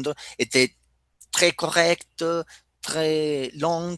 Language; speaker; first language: French; non-native, fluent; Spanish